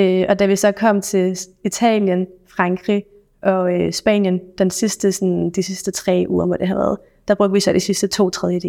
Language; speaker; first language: Danish; native; Danish